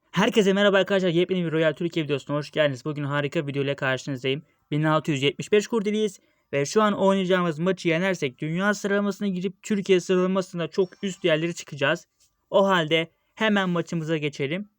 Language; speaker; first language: Turkish; native; Turkish